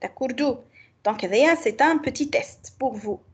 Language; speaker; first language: French; non-native, local second language; Arabic